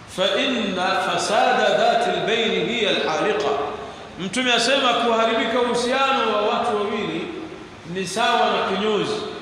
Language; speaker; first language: Swahili; native; Swahili